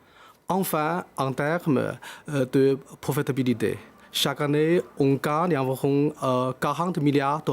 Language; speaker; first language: French; non-native, fluent; Chinese